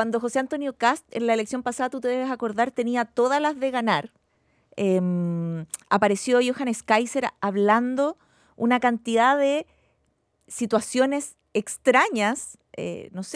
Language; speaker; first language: Spanish; native; Spanish